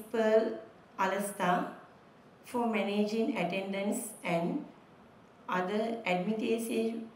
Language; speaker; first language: English; non-native, local second language; Sinhala